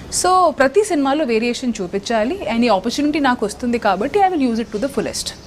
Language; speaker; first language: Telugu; non-native, local second language; Odia